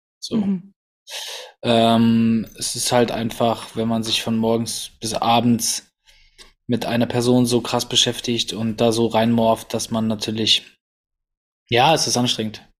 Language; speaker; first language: German; early bilingual, other home language; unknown